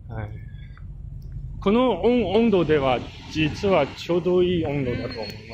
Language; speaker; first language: Japanese; non-native, learner; English